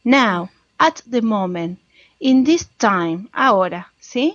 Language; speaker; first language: English; non-native, learner; Spanish